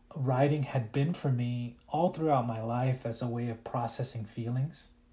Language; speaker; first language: English; early bilingual, other home language; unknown